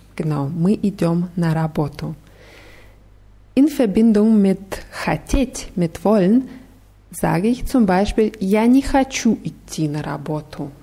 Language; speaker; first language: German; non-native, fluent; Russian